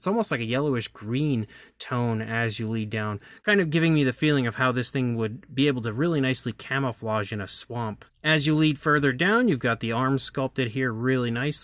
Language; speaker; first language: English; native; English